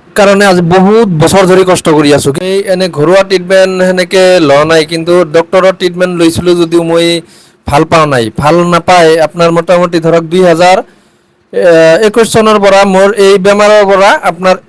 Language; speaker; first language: Assamese; non-native, local second language; Bangla